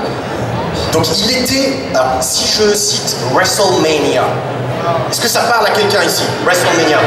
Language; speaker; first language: French; native; French